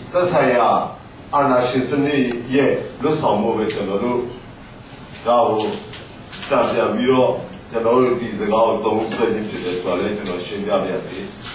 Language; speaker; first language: Burmese; non-native, local second language; Mon